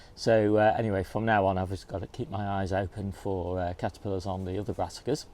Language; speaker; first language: English; native; English